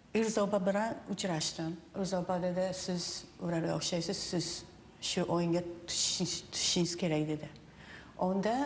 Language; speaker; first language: Uzbek; non-native, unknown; Japanese